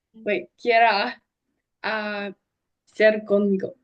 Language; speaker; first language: Spanish; non-native, learner; English